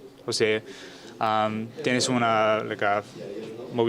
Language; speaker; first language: Spanish; non-native, learner; English